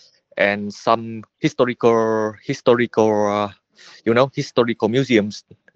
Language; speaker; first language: English; non-native, learner; Vietnamese